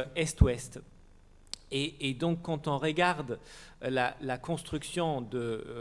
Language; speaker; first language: French; non-native, fluent; German